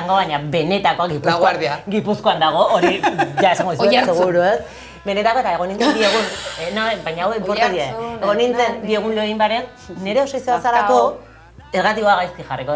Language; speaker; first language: Basque; non-native, local second language; Spanish